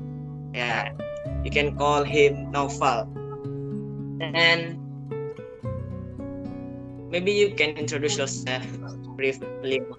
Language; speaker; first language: English; non-native, fluent; Indonesian